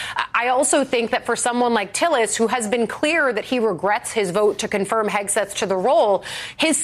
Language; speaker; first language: English; native; English